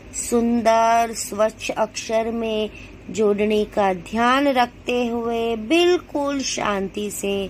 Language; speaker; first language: Hindi; non-native, local second language; Gujarati